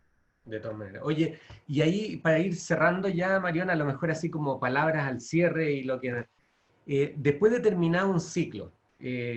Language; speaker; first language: Spanish; native; Spanish